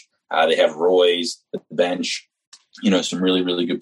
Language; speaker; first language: English; native; English